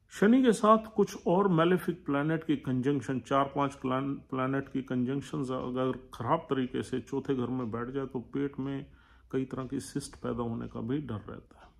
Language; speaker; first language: Hindi; native; Hindi